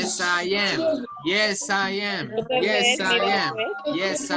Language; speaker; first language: English; non-native, fluent; Spanish